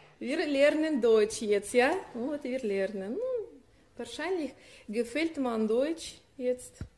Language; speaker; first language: German; non-native, learner; Russian